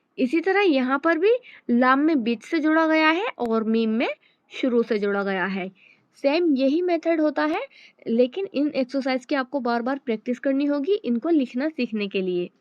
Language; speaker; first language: Hindi; native; Hindi